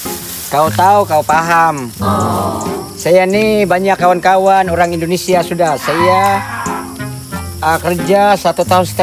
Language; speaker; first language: Indonesian; non-native, learner; Cebuano